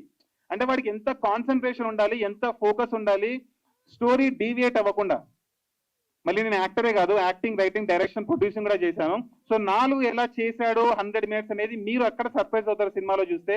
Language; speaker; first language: Telugu; native; Telugu